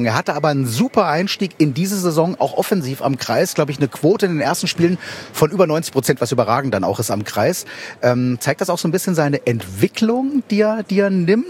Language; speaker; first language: German; native; German